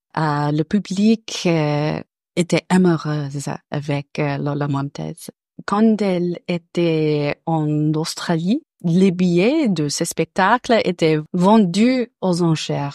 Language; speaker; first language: French; non-native, learner; English